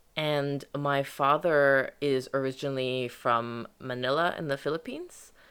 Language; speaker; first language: English; early bilingual, other home language; French